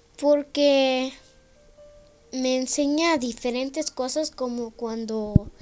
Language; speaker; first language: Spanish; early bilingual, heritage; Spanish